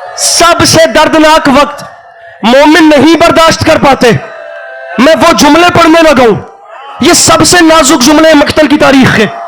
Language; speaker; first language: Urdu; non-native, local second language; Punjabi